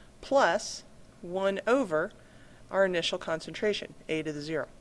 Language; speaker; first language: English; native; English